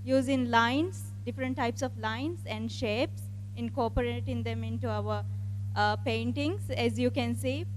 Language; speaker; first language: English; non-native, local second language; Divehi